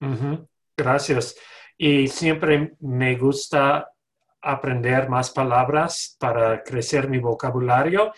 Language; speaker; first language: Spanish; non-native, fluent; English